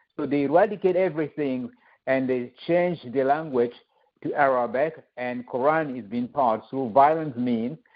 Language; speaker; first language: English; non-native, fluent; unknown